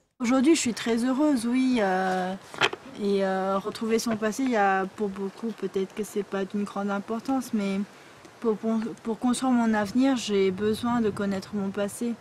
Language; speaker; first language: French; early bilingual, other home language; Korean